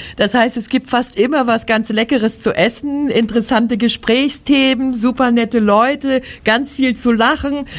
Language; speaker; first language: German; native; German